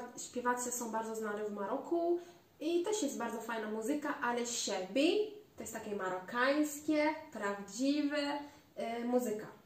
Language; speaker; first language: Polish; non-native, learner; Arabic